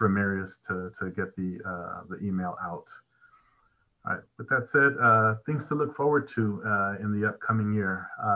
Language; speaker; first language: English; early bilingual, other home language; Spanish